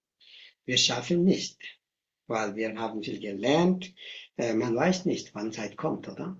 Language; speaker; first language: German; non-native, learner; Tibetan